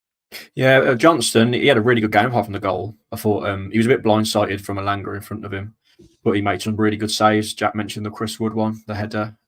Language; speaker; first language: English; native; English